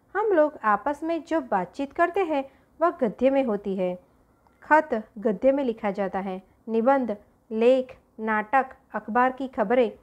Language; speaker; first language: Hindi; non-native, local second language; Gujarati